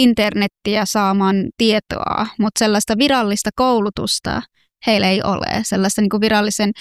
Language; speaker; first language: Finnish; early bilingual, other home language; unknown